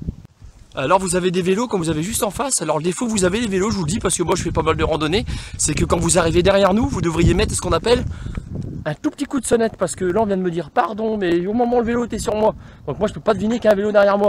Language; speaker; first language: French; native; French